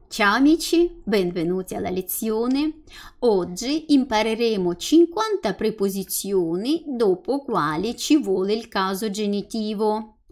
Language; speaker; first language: Italian; non-native, fluent; Russian